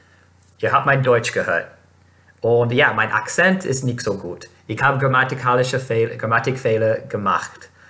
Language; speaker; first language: German; non-native, fluent; English